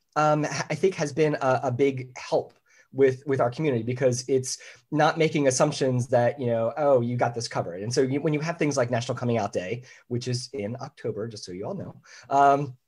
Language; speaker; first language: English; native; English